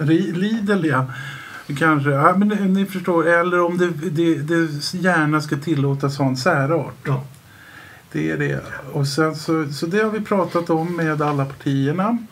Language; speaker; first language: Swedish; native; Swedish